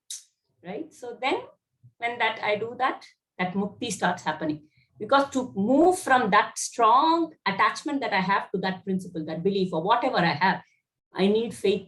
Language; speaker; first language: English; non-native, local second language; Kannada